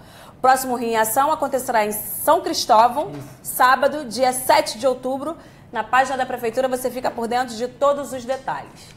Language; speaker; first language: Portuguese; native; Portuguese